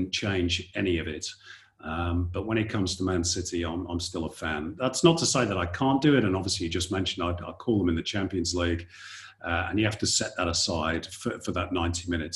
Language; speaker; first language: English; native; English